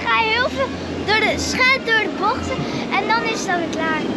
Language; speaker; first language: Dutch; native; Dutch